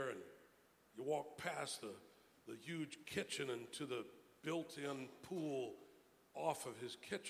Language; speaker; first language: English; native; English